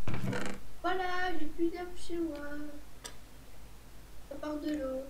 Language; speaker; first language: French; native; French